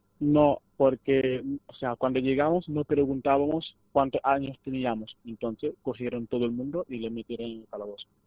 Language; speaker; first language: Spanish; non-native, fluent; Wolof